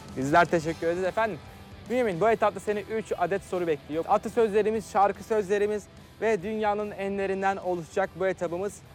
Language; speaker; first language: Turkish; native; Turkish